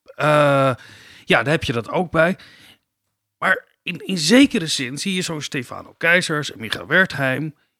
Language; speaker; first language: Dutch; native; Dutch